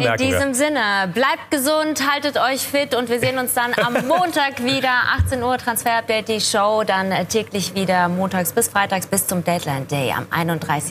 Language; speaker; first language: German; native; German